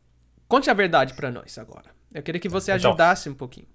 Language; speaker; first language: Portuguese; non-native, fluent; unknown